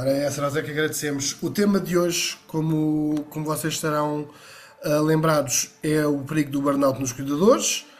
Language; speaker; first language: Portuguese; native; Portuguese